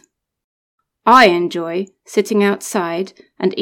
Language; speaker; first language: English; native; English